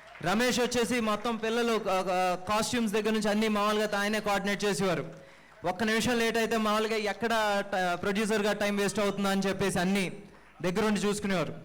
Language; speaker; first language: Telugu; native; Telugu